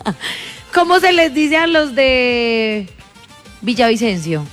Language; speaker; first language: Spanish; native; Spanish